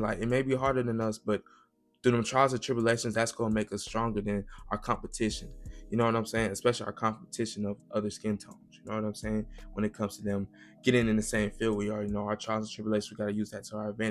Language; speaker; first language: English; native; English